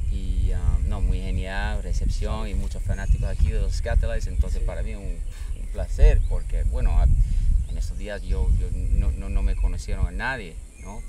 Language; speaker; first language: Spanish; non-native, fluent; English